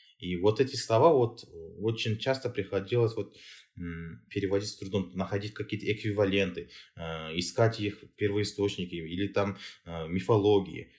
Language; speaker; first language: Russian; non-native, local second language; Kazakh